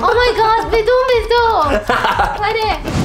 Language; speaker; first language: German; non-native, learner; Spanish